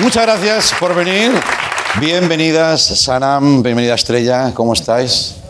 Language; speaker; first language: Spanish; non-native, local second language; Catalan